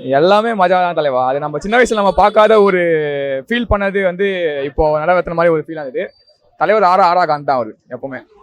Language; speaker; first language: Tamil; native; Tamil